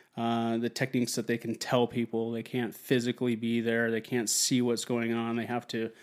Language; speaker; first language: English; native; English